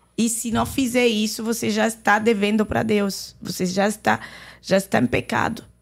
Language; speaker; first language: Portuguese; non-native, fluent; Arabic